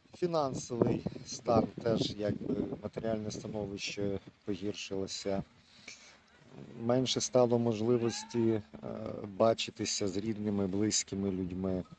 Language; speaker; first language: Ukrainian; non-native, local second language; Russian